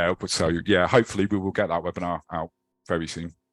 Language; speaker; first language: English; native; English